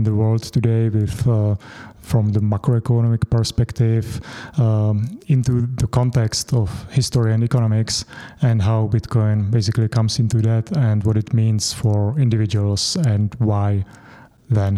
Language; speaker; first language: English; non-native, fluent; Czech